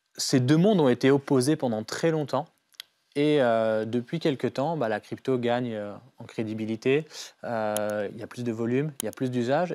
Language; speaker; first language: French; native; French